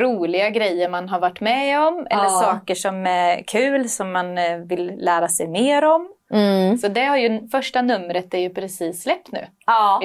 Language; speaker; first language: Swedish; native; Swedish